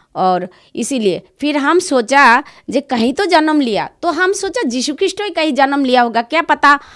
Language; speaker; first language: Hindi; non-native, local second language; Bangla